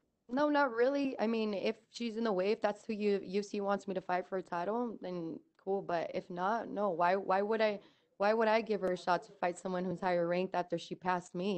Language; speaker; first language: English; early bilingual, other home language; Spanish